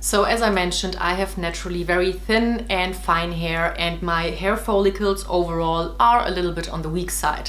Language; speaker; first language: English; non-native, fluent; German